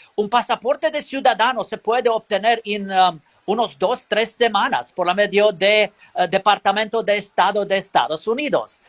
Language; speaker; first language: Spanish; non-native, learner; English